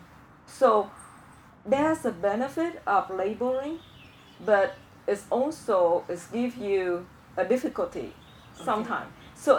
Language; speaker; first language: English; non-native, fluent; Vietnamese